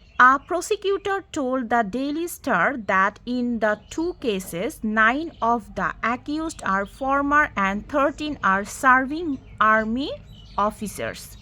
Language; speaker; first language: English; non-native, local second language; Bangla